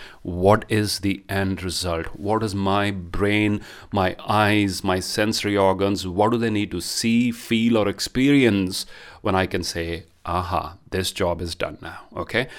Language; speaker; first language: English; non-native, local second language; Punjabi